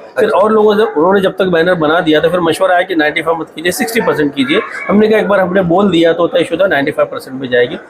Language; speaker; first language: Hindi; non-native, local second language; Urdu